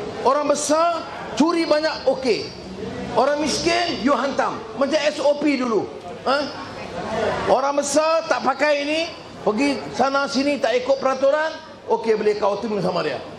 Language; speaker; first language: Malay; native; Malay